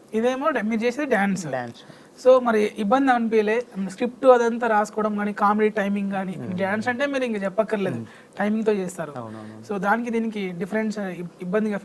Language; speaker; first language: Telugu; native; Telugu